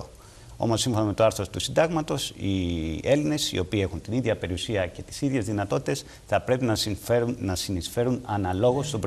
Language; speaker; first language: Greek; native; Greek